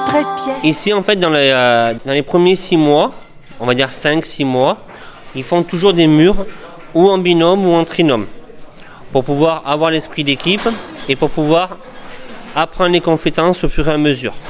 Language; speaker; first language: French; native; French